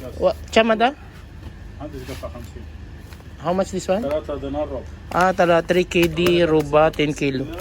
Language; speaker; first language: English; non-native, local second language; Filipino